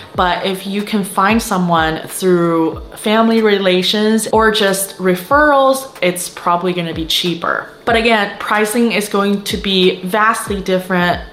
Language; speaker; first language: English; non-native, fluent; Chinese